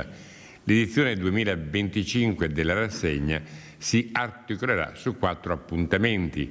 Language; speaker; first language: Italian; native; Italian